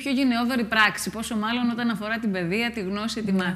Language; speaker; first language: Greek; native; Greek